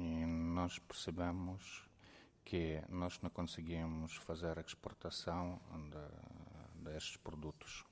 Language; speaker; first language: Portuguese; non-native, fluent; Ukrainian